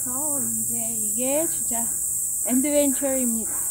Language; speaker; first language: Korean; non-native, fluent; Russian